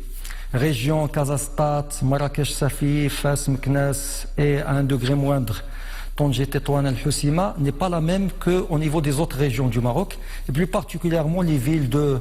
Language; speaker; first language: French; non-native, local second language; Arabic